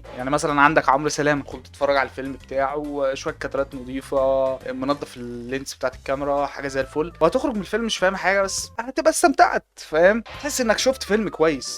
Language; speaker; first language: Arabic; native; Arabic